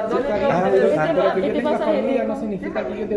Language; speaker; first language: Spanish; native; Spanish